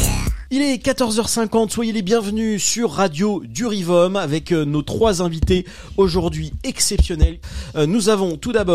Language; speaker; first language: French; native; French